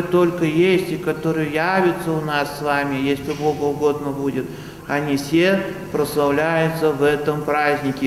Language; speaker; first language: Russian; native; Russian